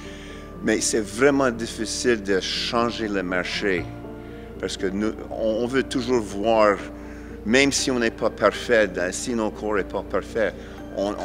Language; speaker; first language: French; non-native, fluent; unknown